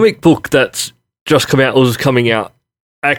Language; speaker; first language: English; native; English